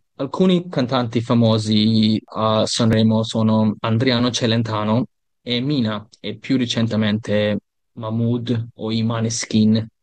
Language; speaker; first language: Italian; non-native, learner; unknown